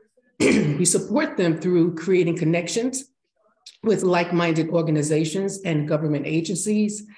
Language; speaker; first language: English; native; English